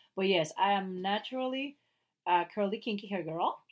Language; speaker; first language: English; non-native, fluent; Spanish